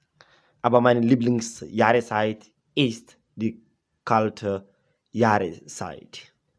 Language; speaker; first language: German; non-native, learner; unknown